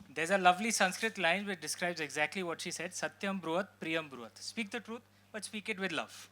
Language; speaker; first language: English; non-native, local second language; Hindi